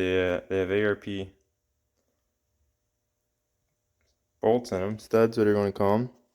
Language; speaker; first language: English; native; English